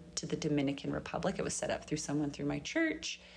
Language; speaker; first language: English; native; English